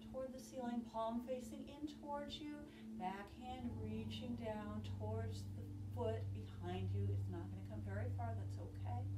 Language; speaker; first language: English; native; English